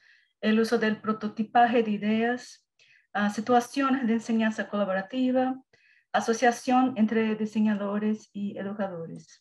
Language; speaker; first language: Spanish; non-native, learner; Portuguese